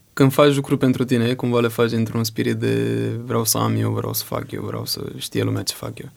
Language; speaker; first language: Romanian; early bilingual, heritage; Romanian